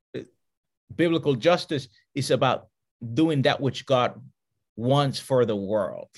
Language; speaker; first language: English; early bilingual, other home language; Spanish